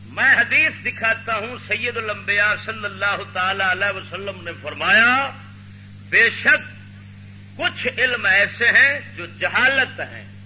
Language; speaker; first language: Urdu; non-native, local second language; Punjabi